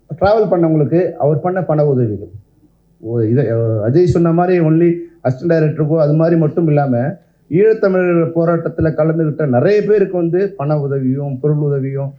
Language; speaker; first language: Tamil; native; Tamil